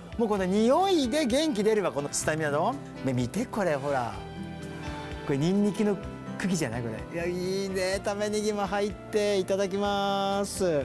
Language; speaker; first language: Japanese; native; Japanese